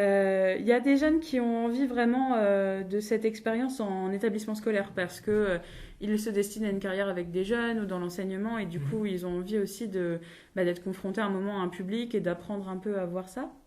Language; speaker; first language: French; native; French